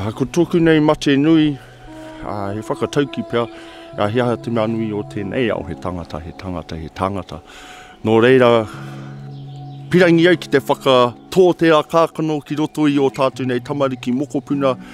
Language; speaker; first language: Māori; non-native, local second language; English